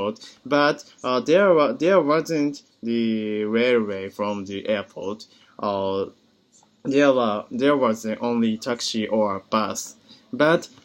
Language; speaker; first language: English; non-native, learner; Japanese